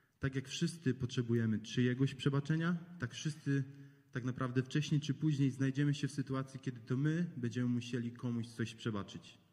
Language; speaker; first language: Polish; native; Polish